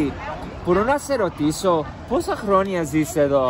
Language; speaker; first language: Greek; early bilingual, heritage; English